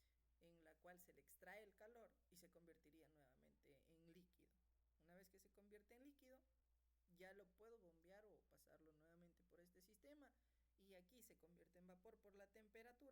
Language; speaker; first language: Spanish; native; Spanish